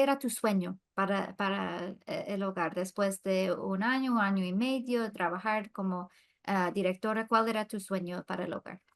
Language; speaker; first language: Spanish; non-native, fluent; English